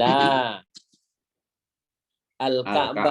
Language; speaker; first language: Arabic; non-native, learner; Indonesian